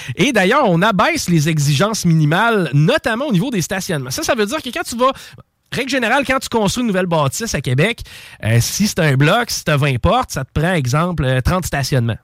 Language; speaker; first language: French; native; French